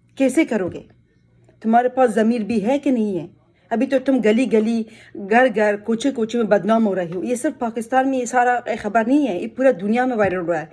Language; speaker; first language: Urdu; non-native, fluent; Pashto